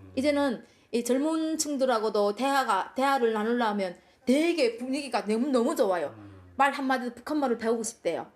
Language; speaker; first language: Korean; native; Korean